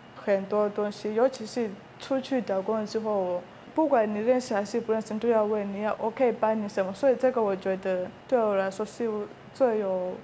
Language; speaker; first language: Chinese; non-native, fluent; Nyanja